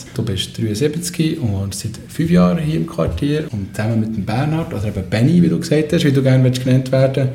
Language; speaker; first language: German; native; German